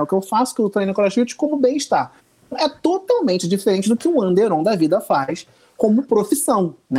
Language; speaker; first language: Portuguese; native; Portuguese